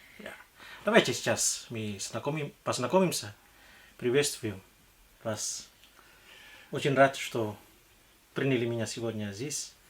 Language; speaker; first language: Russian; non-native, fluent; Indonesian